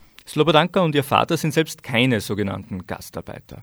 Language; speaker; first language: German; native; German